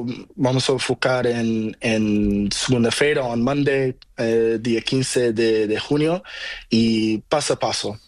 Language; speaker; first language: Spanish; non-native, learner; Portuguese